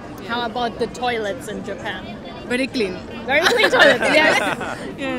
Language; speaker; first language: English; non-native, fluent; German